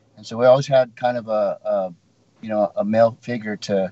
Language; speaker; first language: English; native; English